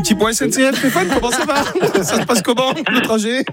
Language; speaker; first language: French; native; French